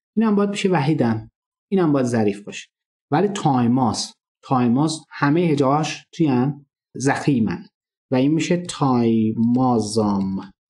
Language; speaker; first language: Persian; non-native, local second language; Azerbaijani